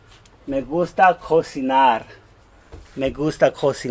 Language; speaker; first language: Spanish; non-native, fluent; English